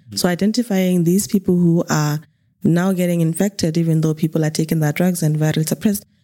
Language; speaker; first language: English; non-native, local second language; Tswana